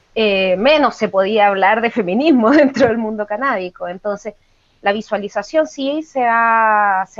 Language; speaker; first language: Spanish; native; Spanish